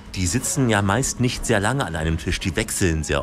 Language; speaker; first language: German; native; German